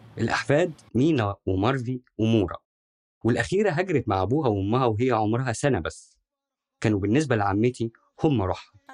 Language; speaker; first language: Arabic; native; Arabic